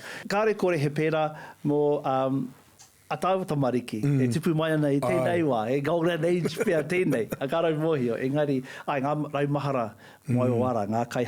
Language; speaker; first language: Māori; non-native, local second language; English